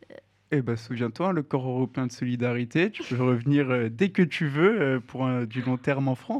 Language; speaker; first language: French; native; French